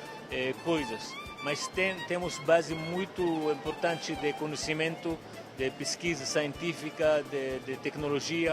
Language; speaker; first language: Portuguese; non-native, fluent; Arabic